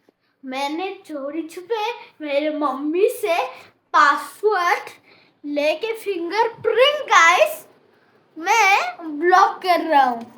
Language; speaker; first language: Hindi; non-native, local second language; Odia